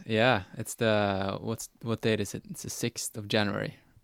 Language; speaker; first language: English; non-native, fluent; Norwegian